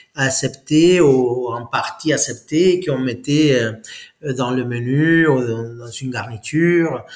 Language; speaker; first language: French; non-native, fluent; Spanish